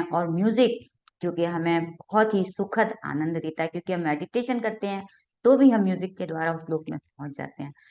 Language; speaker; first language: Hindi; native; Hindi